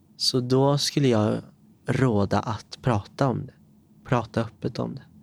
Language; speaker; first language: Swedish; native; Swedish